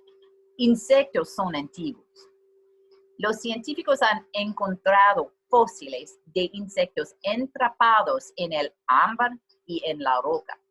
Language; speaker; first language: Spanish; non-native, learner; English